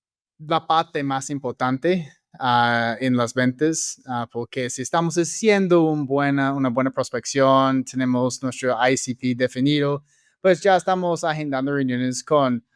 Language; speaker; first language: Spanish; non-native, fluent; English